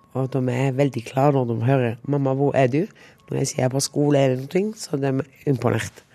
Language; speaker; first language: Norwegian; non-native, local second language; Romany